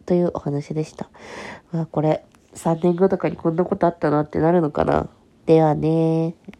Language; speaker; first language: Japanese; native; Japanese